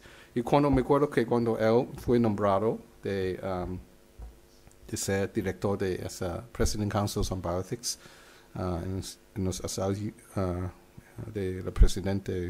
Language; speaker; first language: Spanish; non-native, fluent; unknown